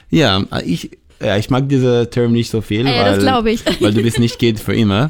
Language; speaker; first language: German; non-native, learner; Hebrew